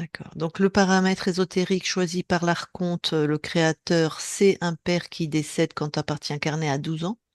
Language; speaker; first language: French; native; French